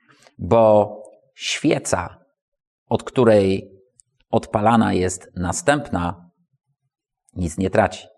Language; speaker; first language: Polish; native; Polish